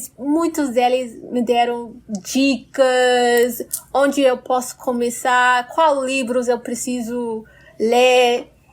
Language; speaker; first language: Portuguese; non-native, fluent; English